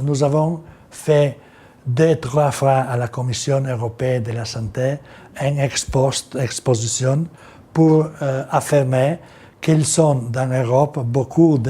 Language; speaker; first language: French; non-native, learner; Italian